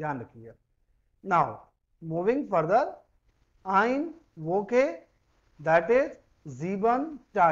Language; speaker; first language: German; non-native, fluent; Hindi